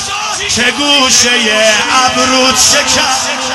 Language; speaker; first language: Persian; native; Persian